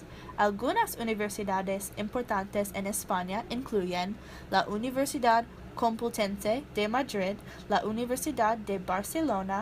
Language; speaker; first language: Spanish; non-native, learner; English